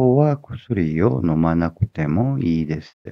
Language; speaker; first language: Japanese; non-native, fluent; Korean